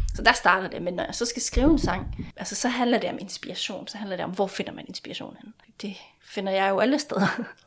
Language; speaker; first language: Danish; non-native, local second language; Faroese